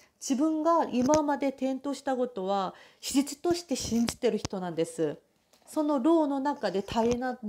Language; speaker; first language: Japanese; non-native, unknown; Korean